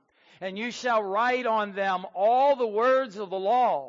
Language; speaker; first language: English; native; English